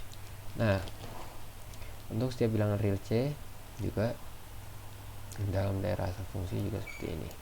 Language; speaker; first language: Indonesian; native; Indonesian